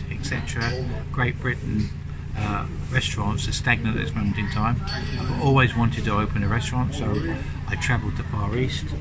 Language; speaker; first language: English; native; English